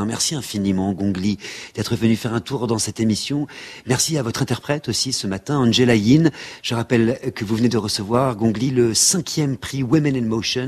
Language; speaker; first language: French; native; French